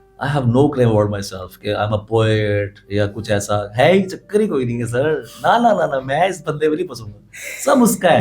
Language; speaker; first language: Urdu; non-native, local second language; Punjabi